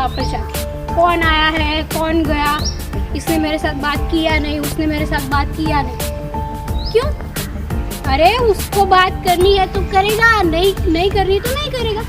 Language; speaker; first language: Hindi; non-native, local second language; Gujarati